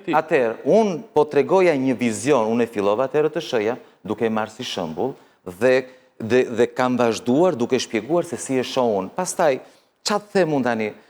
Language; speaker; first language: Albanian; early bilingual, heritage; Albanian